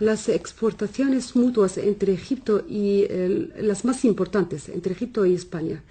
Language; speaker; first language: Spanish; non-native, fluent; Arabic